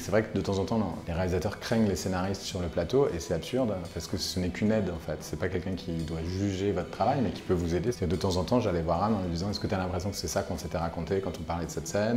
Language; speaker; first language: French; native; French